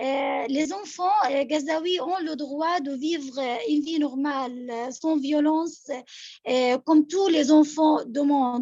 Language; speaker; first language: French; non-native, local second language; Arabic